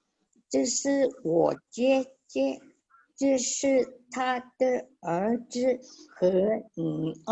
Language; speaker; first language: Chinese; non-native, learner; Indonesian